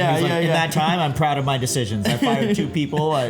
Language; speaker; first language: English; native; English